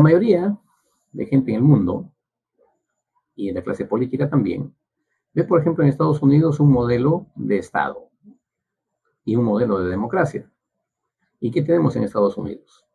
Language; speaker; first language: Spanish; native; Spanish